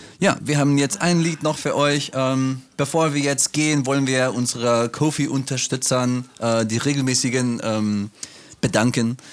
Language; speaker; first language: German; native; German